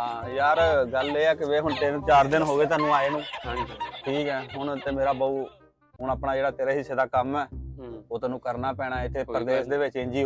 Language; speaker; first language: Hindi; non-native, local second language; Punjabi